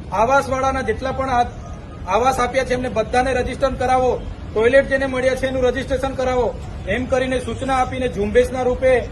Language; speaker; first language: Gujarati; non-native, local second language; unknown